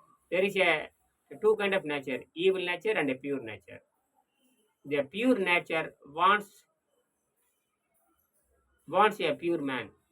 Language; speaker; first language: English; non-native, local second language; Tamil